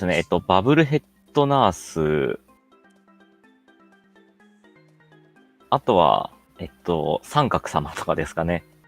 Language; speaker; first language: Japanese; native; Japanese